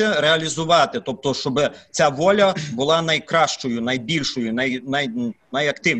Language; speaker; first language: Ukrainian; native; Ukrainian